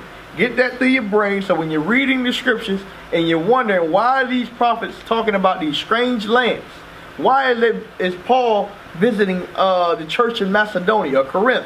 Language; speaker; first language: English; native; English